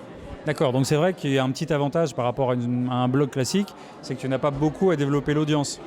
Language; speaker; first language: French; native; French